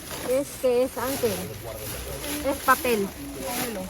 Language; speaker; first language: Spanish; non-native, learner; Filipino